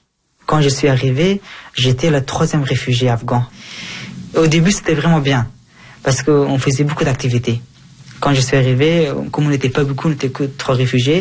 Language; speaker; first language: French; non-native, fluent; Persian